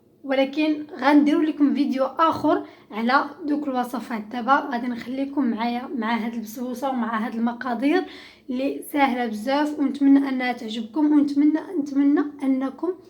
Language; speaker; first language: Arabic; native; Arabic